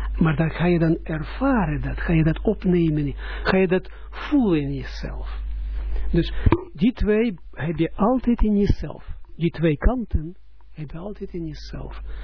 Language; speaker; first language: Dutch; non-native, fluent; Russian